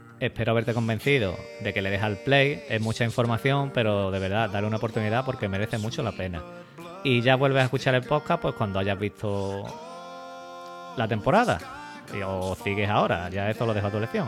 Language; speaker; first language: Spanish; native; Spanish